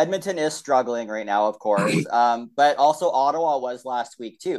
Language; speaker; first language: English; native; English